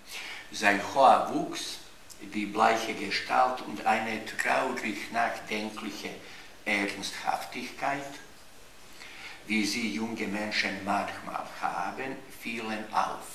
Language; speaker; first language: German; non-native, fluent; Bosnian